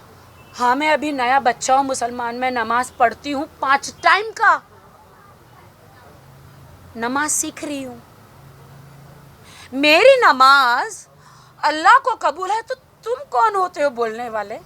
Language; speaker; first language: Hindi; native; Hindi